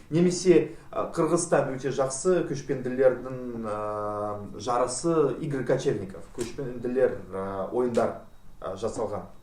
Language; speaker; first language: Kazakh; non-native, local second language; Russian